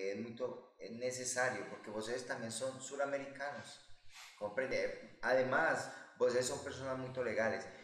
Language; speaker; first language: Portuguese; non-native, learner; Spanish